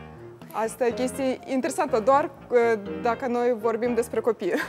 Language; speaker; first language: Romanian; non-native, learner; Russian